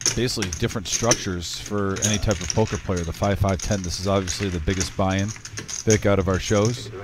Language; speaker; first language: English; native; English